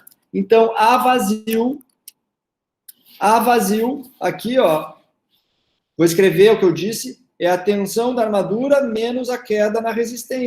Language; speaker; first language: Portuguese; native; Portuguese